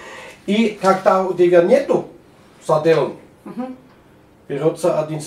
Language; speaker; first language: Russian; non-native, learner; German